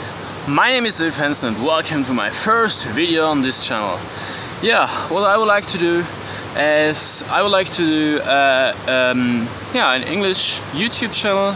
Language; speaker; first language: English; non-native, learner; German